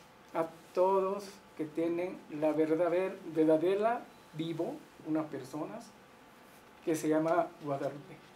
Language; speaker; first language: Spanish; non-native, learner; Japanese